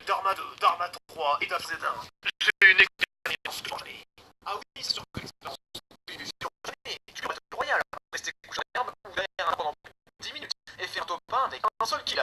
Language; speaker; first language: French; native; French